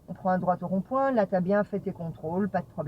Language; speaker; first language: French; native; French